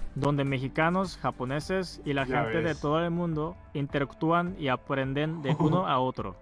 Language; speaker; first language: Spanish; non-native, fluent; Japanese